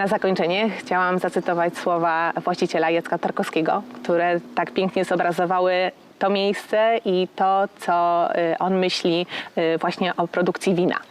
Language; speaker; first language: Polish; native; Polish